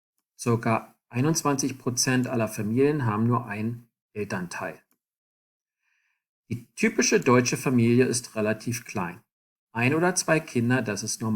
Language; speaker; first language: German; non-native, fluent; English